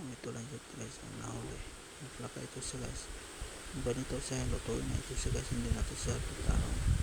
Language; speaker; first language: Filipino; non-native, local second language; Cebuano